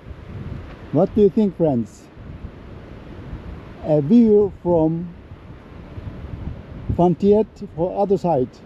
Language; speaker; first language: English; non-native, learner; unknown